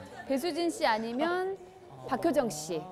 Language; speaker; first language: Korean; native; Korean